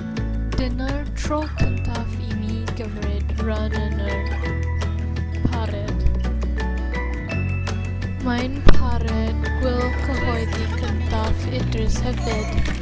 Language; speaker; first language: Welsh; non-native, learner; Malay